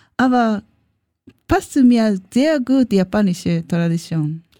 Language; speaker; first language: German; non-native, learner; Japanese